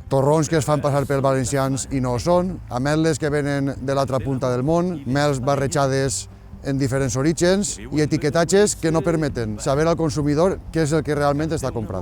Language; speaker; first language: Catalan; native; Catalan